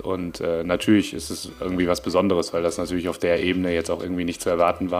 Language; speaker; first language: German; native; German